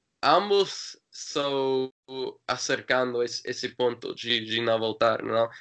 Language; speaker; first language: Portuguese; non-native, learner; English